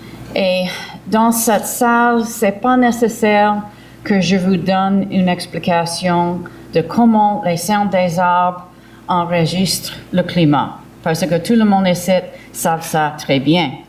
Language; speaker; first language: French; early bilingual, heritage; English